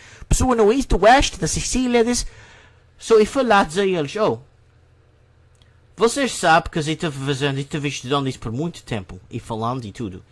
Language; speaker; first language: Portuguese; non-native, learner; English